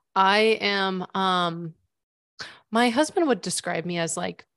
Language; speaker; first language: English; native; English